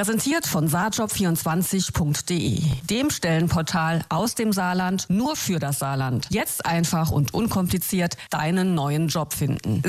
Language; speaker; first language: German; native; German